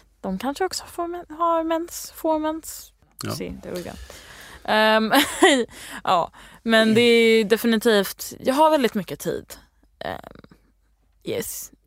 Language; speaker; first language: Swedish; early bilingual, heritage; Swedish